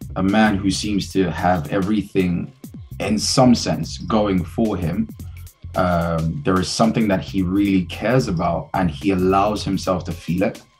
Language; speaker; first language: English; native; English